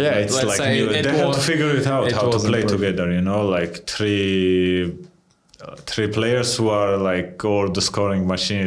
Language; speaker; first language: English; non-native, fluent; Georgian